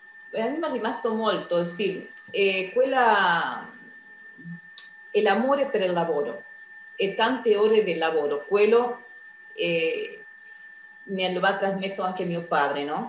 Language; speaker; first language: Italian; non-native, fluent; Spanish